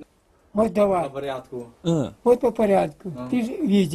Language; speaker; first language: Russian; native; Russian